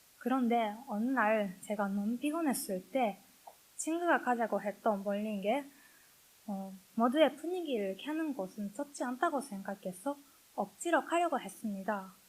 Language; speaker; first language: Korean; non-native, learner; Japanese